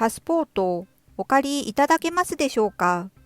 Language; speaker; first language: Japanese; non-native, fluent; Korean